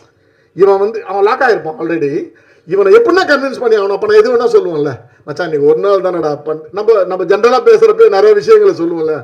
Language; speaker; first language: Tamil; native; Tamil